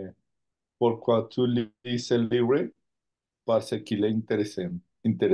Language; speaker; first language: French; non-native, learner; Spanish